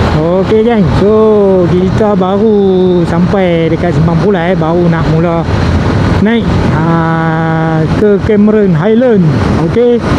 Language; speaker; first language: Malay; native; Malay